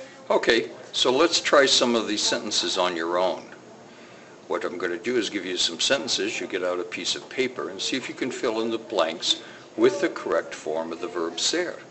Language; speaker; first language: English; native; English